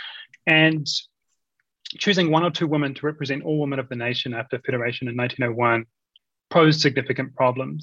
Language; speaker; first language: English; native; English